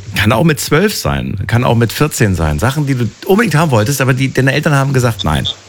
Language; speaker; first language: German; native; German